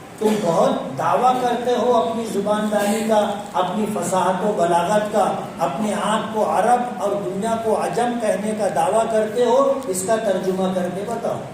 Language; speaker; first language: Urdu; native; Urdu